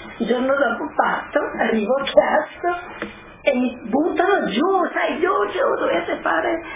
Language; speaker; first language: Italian; native; Italian